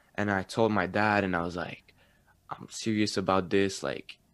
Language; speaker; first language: English; early bilingual, other home language; Arabic